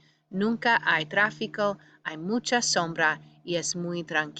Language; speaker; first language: Spanish; non-native, fluent; English